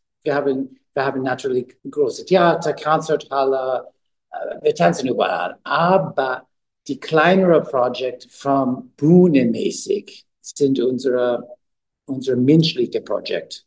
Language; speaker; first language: German; non-native, learner; English